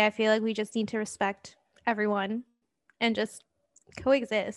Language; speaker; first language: English; non-native, local second language; Cantonese